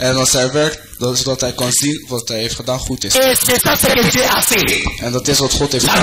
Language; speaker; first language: Dutch; non-native, fluent; French